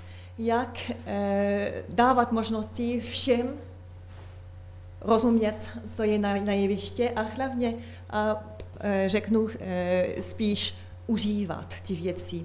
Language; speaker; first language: Czech; non-native, learner; French